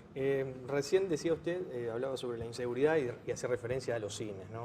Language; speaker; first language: Spanish; native; Spanish